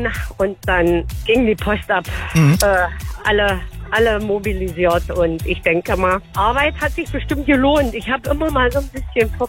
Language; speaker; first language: German; native; German